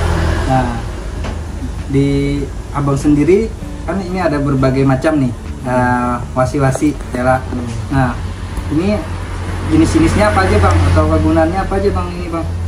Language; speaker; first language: Indonesian; non-native, local second language; Banjar